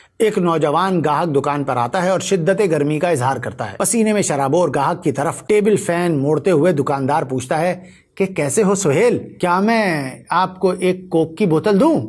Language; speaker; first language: Urdu; native; Urdu